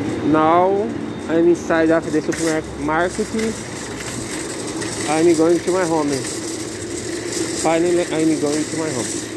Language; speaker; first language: English; non-native, learner; Portuguese